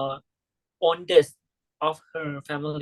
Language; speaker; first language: English; non-native, learner; Thai